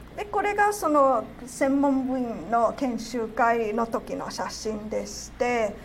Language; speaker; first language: Japanese; non-native, fluent; Cantonese